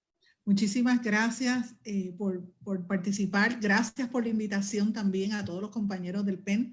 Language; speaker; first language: Spanish; native; Spanish